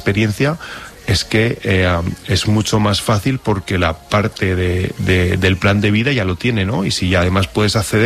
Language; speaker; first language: Spanish; native; Spanish